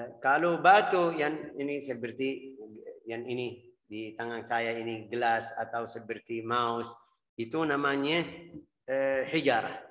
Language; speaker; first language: Indonesian; non-native, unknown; Arabic